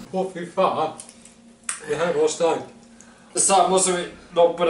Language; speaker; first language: Swedish; native; Swedish